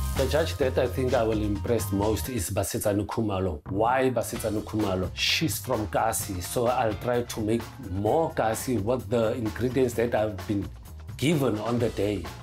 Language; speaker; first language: English; non-native, local second language; Southern Sotho